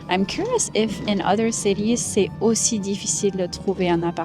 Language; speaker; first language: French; non-native, fluent; English